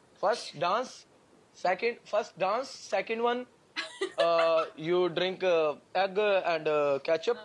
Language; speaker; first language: English; non-native, learner; Punjabi